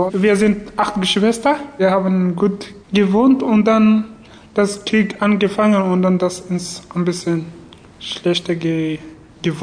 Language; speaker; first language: German; non-native, learner; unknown